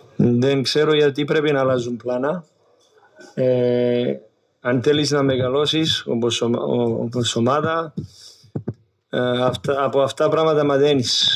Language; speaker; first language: Greek; non-native, learner; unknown